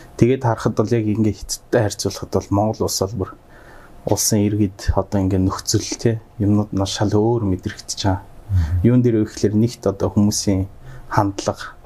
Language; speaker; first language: Mongolian; early bilingual, heritage; Mongolian